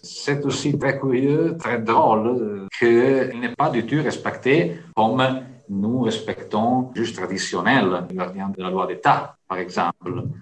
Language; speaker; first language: French; non-native, fluent; Italian